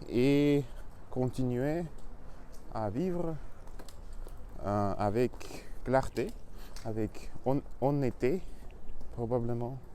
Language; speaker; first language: French; non-native, learner; Russian